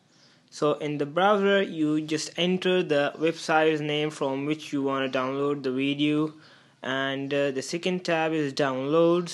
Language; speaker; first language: English; non-native, fluent; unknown